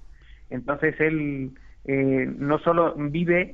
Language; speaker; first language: Spanish; native; Spanish